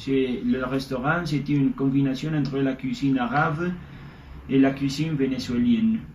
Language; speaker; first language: French; non-native, learner; Spanish